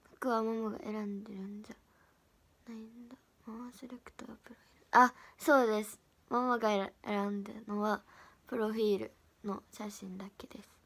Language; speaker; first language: Japanese; native; Japanese